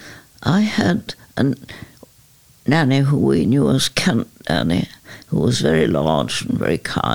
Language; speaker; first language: English; native; English